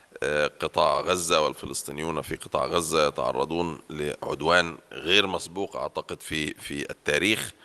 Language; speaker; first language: Arabic; native; Arabic